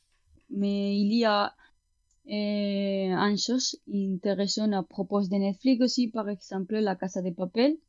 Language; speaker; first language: French; non-native, learner; Spanish